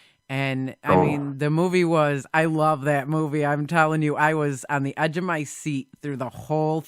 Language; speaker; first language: English; native; English